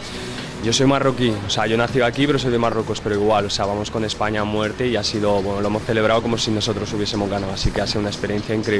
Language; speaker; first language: Spanish; early bilingual, other home language; Arabic